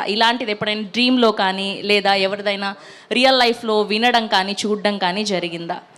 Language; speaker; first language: Telugu; native; Telugu